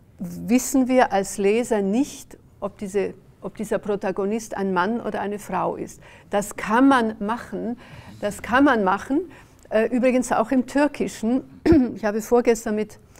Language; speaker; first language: German; early bilingual, other home language; Hungarian